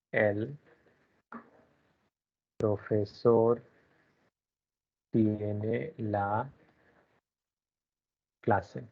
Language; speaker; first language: Spanish; non-native, learner; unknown